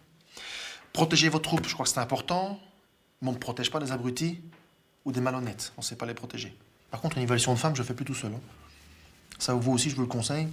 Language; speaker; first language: French; native; French